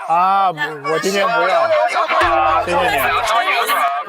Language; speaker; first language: Chinese; non-native, fluent; Portuguese